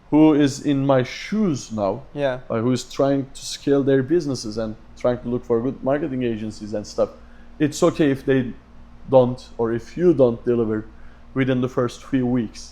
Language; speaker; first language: English; non-native, fluent; Turkish